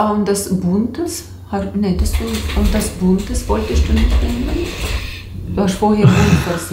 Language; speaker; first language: German; non-native, learner; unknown